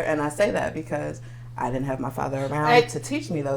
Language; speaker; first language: English; native; English